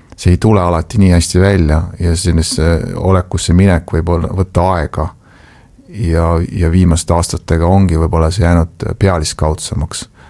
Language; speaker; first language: Estonian; native; Estonian